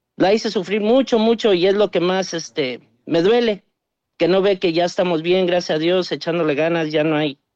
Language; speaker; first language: Spanish; early bilingual, heritage; Spanish